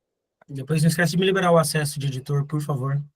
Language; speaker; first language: Portuguese; native; Portuguese